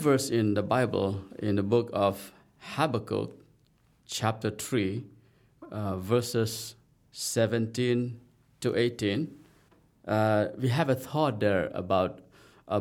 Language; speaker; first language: English; non-native, local second language; Khasi